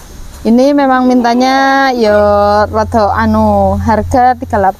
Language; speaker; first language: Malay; non-native, local second language; Javanese